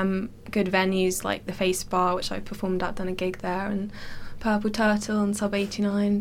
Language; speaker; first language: English; native; English